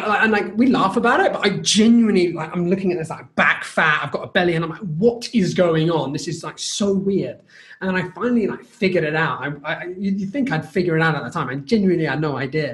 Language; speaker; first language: English; native; English